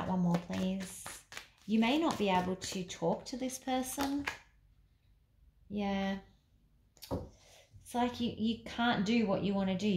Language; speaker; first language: English; native; English